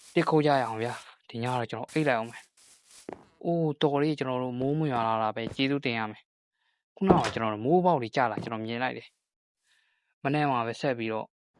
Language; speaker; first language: Burmese; native; Burmese